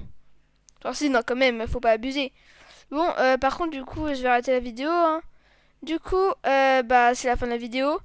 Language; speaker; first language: French; native; French